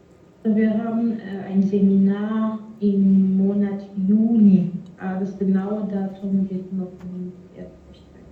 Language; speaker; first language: German; non-native, fluent; French